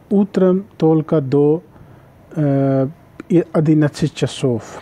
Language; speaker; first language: Russian; non-native, learner; Urdu